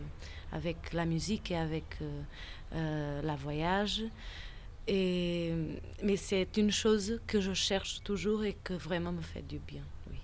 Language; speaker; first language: French; non-native, fluent; Portuguese